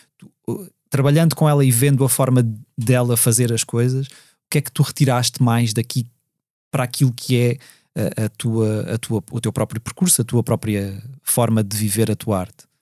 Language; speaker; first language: Portuguese; native; Portuguese